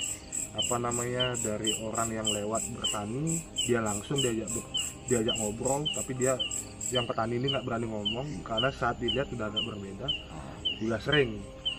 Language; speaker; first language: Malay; non-native, local second language; Balinese